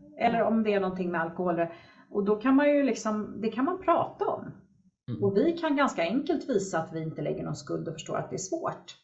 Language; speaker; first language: Swedish; native; Swedish